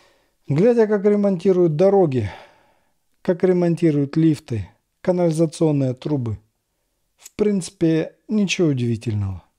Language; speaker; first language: Russian; native; Russian